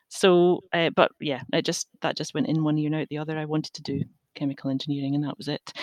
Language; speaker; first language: English; native; English